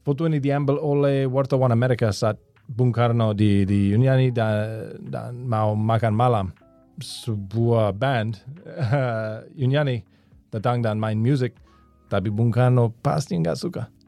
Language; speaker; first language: Indonesian; non-native, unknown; English